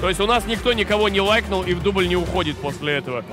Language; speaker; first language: Russian; native; Russian